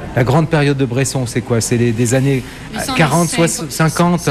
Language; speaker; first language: French; native; French